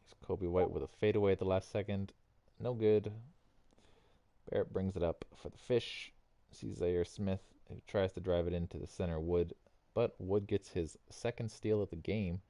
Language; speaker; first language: English; native; English